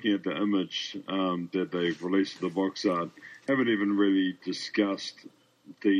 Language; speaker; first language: English; native; English